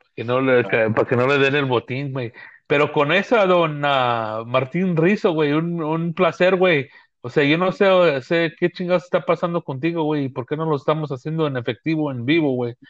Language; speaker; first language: Spanish; early bilingual, heritage; Spanish